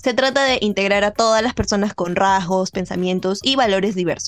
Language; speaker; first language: Spanish; native; Spanish